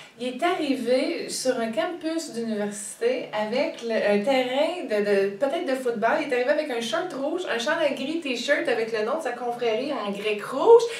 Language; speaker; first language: French; native; French